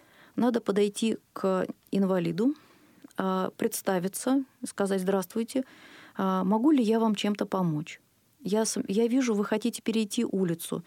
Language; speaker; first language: Russian; native; Russian